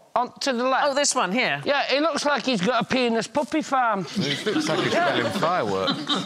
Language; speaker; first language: English; native; English